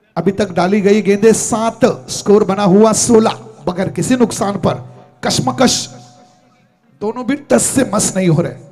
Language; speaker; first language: Hindi; non-native, local second language; Marathi